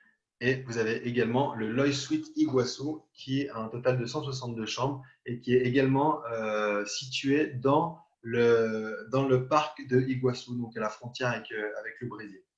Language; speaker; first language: French; native; French